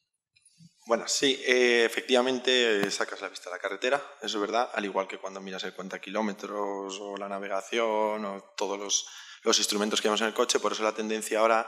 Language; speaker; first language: Spanish; native; Spanish